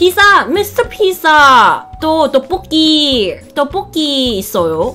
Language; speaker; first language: Korean; non-native, learner; Cantonese